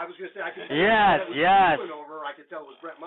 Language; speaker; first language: English; native; English